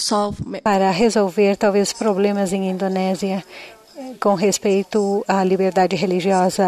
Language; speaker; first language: Portuguese; non-native, fluent; Indonesian